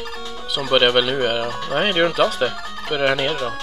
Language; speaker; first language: Swedish; native; Swedish